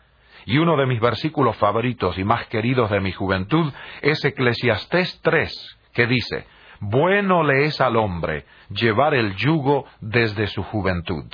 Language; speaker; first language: Spanish; native; Spanish